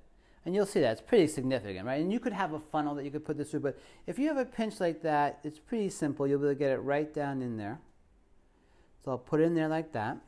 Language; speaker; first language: English; native; English